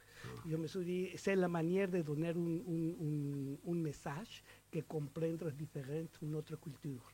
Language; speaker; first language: French; non-native, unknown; Spanish